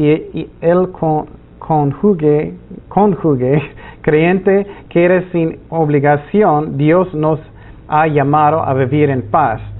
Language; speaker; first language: Spanish; non-native, fluent; English